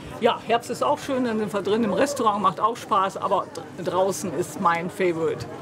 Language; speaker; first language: German; native; German